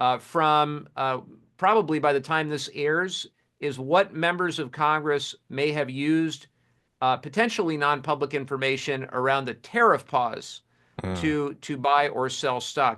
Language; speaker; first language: English; native; English